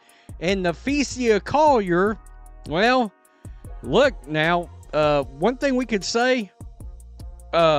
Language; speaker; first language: English; native; English